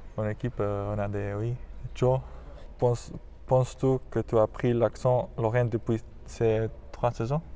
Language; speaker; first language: French; non-native, learner; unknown